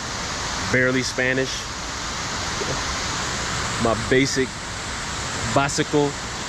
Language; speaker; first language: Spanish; non-native, learner; English